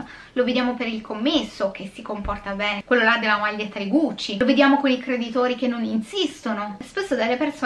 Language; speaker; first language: Italian; native; Italian